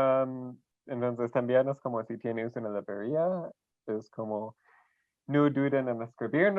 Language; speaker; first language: Spanish; non-native, fluent; English